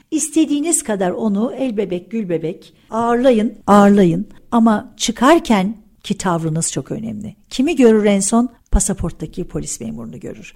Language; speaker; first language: Turkish; early bilingual, heritage; Turkish